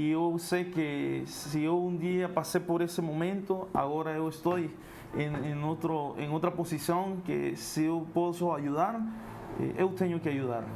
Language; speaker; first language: Portuguese; non-native, fluent; Spanish